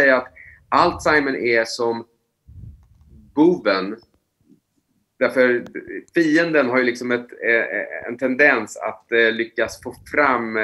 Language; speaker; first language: Swedish; native; Swedish